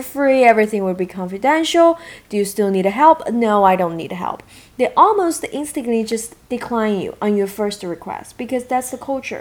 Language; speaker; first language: English; non-native, fluent; Chinese